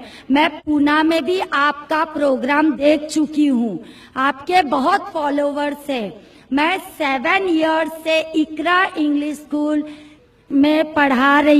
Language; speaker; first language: Hindi; non-native, local second language; Marathi